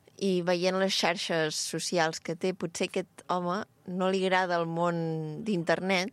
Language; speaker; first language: Catalan; native; Catalan